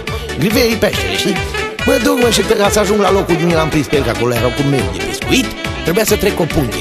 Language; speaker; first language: Romanian; native; Romanian